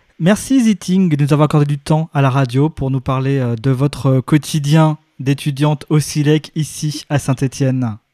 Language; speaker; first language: French; native; French